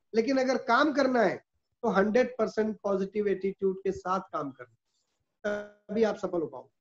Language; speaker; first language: Hindi; native; Hindi